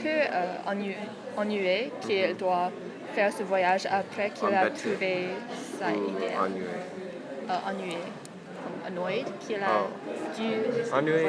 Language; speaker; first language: French; non-native, fluent; English